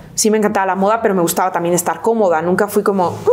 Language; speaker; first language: Spanish; native; Spanish